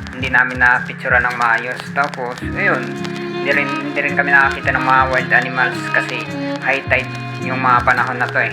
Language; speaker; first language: Filipino; native; Filipino